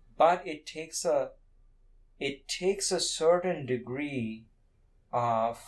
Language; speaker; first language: English; non-native, local second language; Bangla